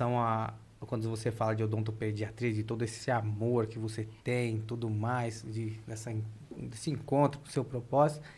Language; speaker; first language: Portuguese; native; Portuguese